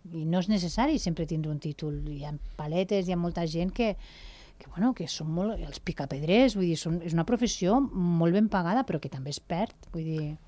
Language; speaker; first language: Catalan; non-native, local second language; Spanish